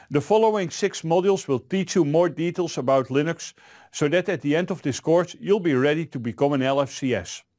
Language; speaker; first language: English; non-native, fluent; Dutch